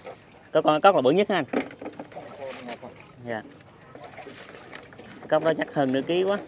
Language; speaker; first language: Vietnamese; native; Vietnamese